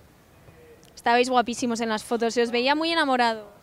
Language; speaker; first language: Spanish; native; Spanish